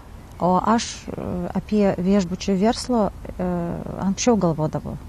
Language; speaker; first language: Lithuanian; non-native, learner; Kazakh